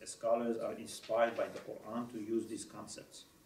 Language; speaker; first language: English; non-native, fluent; Persian